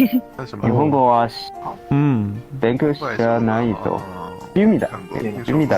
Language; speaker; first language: Japanese; non-native, learner; English